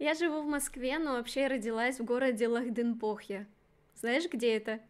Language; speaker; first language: Russian; native; Russian